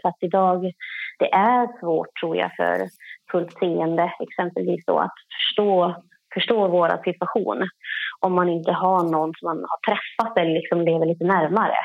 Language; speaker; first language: Swedish; native; Swedish